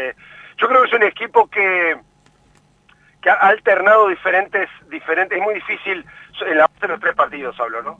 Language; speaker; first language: Spanish; native; Spanish